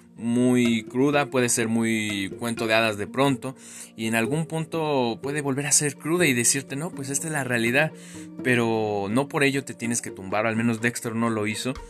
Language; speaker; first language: Spanish; native; Spanish